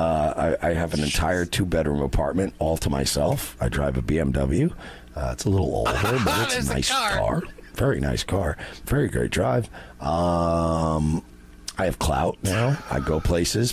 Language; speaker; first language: English; native; English